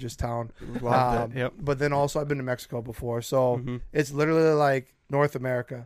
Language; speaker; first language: English; native; English